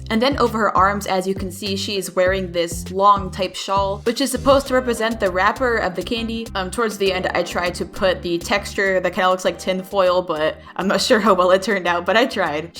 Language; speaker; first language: English; native; English